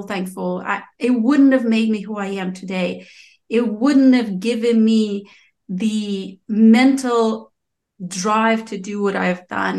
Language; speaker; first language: English; non-native, fluent; Romanian